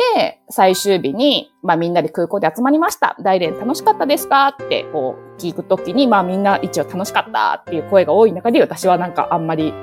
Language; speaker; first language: Japanese; native; Japanese